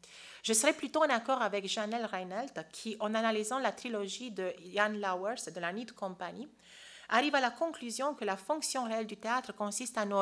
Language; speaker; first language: French; non-native, fluent; Romanian